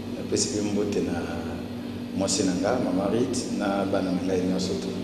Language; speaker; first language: Lingala; native; Lingala